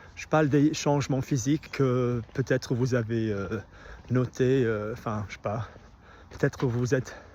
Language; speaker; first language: French; non-native, fluent; English